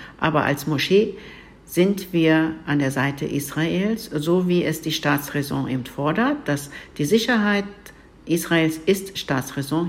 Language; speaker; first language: German; early bilingual, other home language; Turkish